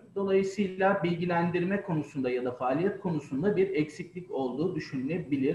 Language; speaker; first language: Turkish; native; Turkish